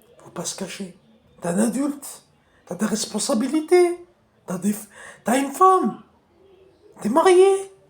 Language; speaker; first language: French; non-native, local second language; Kabyle